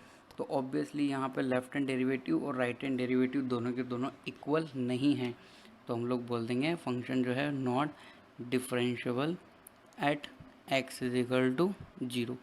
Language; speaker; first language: Hindi; native; Hindi